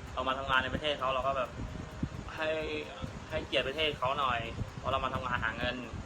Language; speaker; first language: Thai; non-native, fluent; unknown